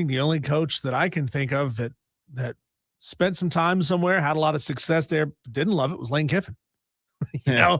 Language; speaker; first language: English; native; English